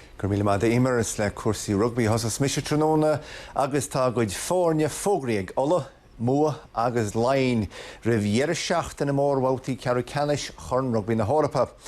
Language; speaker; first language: Irish; native; Irish